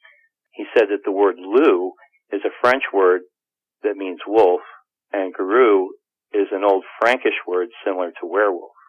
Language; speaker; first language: English; native; English